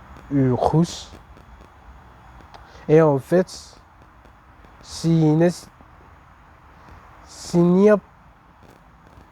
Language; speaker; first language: French; non-native, learner; English